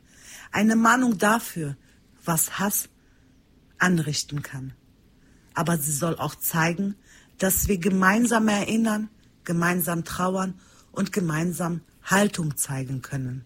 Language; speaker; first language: German; early bilingual, other home language; Turkish